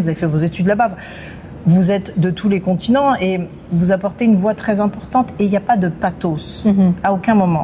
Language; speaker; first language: French; native; French